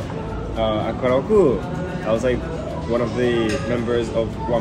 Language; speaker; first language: English; non-native, fluent; Japanese